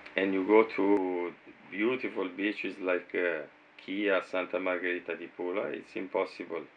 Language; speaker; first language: English; non-native, fluent; Italian